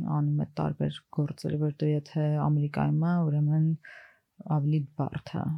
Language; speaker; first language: Armenian; early bilingual, heritage; Armenian